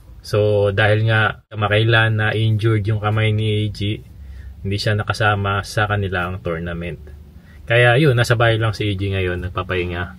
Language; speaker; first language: Filipino; native; Filipino